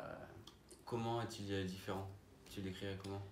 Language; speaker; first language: French; native; French